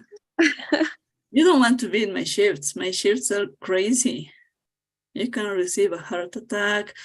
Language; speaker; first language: English; non-native, fluent; Spanish